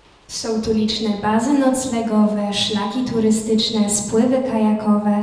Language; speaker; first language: Polish; native; Polish